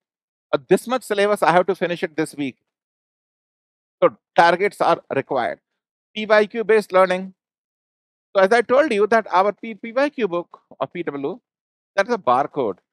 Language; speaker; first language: English; non-native, local second language; Hindi